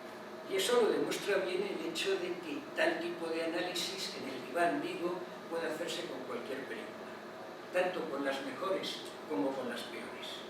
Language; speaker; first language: Spanish; native; Spanish